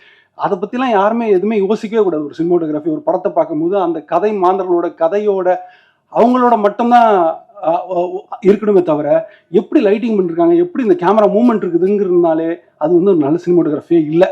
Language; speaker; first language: Tamil; native; Tamil